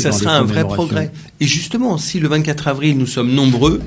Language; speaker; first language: French; native; French